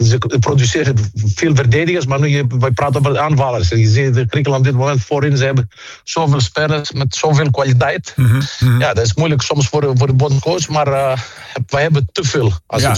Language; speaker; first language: Dutch; non-native, fluent; Greek